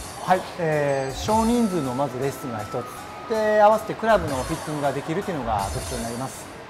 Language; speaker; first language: Japanese; native; Japanese